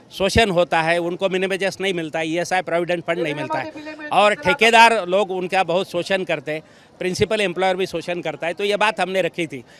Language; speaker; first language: Hindi; non-native, local second language; Marathi